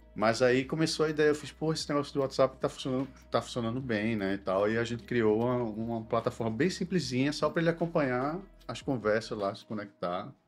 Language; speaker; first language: Portuguese; native; Portuguese